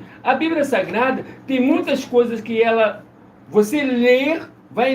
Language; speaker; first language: Portuguese; native; Portuguese